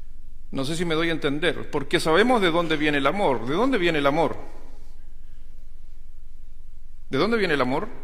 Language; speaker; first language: Spanish; native; Spanish